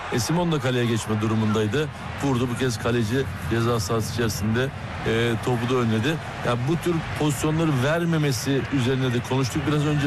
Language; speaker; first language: Turkish; native; Turkish